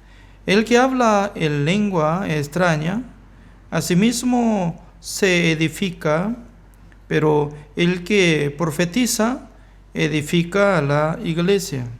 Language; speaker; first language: Spanish; non-native, fluent; Korean